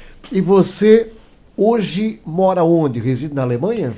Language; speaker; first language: Portuguese; native; Portuguese